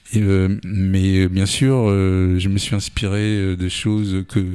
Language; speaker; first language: French; native; French